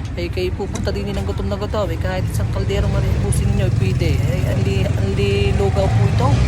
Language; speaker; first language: Filipino; native; Filipino